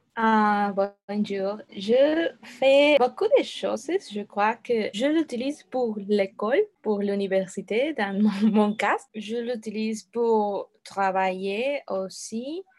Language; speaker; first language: French; non-native, learner; Spanish